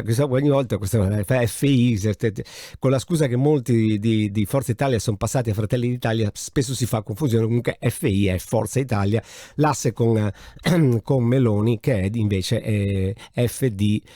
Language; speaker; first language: Italian; native; Italian